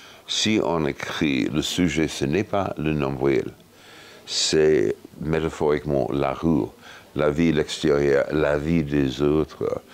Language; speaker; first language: French; non-native, fluent; English